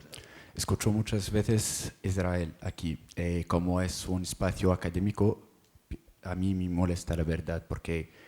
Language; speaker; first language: Spanish; non-native, learner; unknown